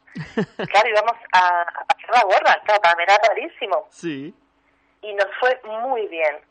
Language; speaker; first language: Spanish; native; Spanish